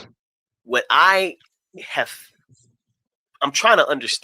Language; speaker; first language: English; native; English